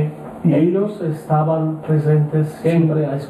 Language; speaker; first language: Spanish; non-native, learner; Italian